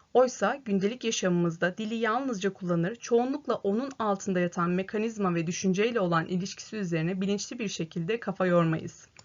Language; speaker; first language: Turkish; native; Turkish